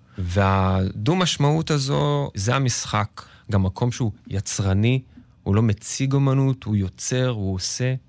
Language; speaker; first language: Hebrew; native; Hebrew